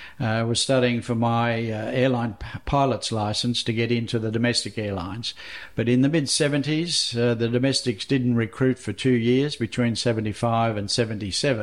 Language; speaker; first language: English; native; English